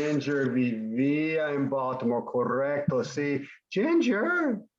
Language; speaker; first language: Spanish; non-native, fluent; English